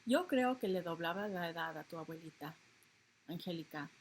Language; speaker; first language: Spanish; early bilingual, heritage; Spanish